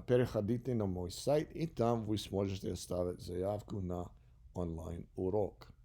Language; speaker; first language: Russian; non-native, learner; English